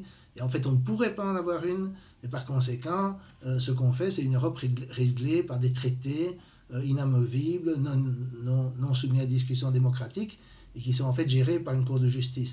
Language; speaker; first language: French; native; French